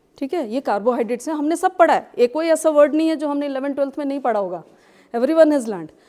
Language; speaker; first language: Hindi; non-native, local second language; Kashmiri